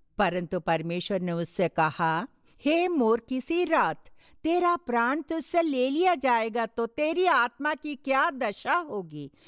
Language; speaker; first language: Hindi; non-native, local second language; Tamil